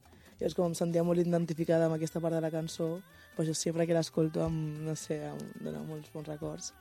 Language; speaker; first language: Catalan; early bilingual, other home language; Wolof